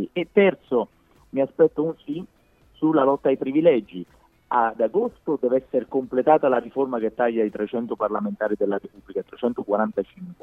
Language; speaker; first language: Italian; native; Italian